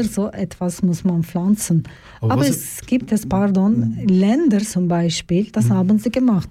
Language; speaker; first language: German; non-native, learner; Turkish